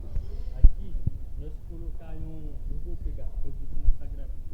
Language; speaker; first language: Portuguese; non-native, learner; Haitian Creole